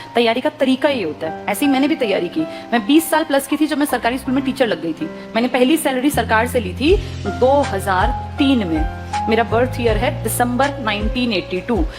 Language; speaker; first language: Hindi; native; Hindi